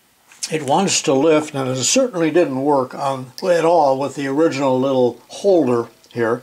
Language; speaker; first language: English; native; English